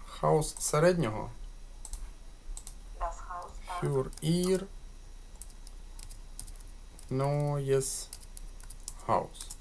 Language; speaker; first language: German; non-native, fluent; Ukrainian